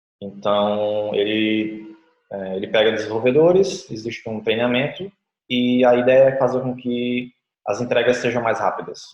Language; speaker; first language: Portuguese; native; Portuguese